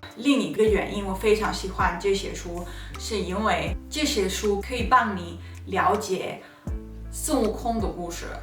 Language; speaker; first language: Chinese; non-native, learner; Spanish